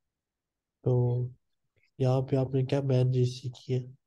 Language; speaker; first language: Urdu; native; Urdu